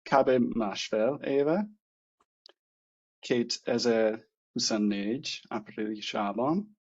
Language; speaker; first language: Hungarian; non-native, learner; English